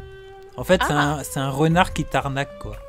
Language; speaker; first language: French; native; French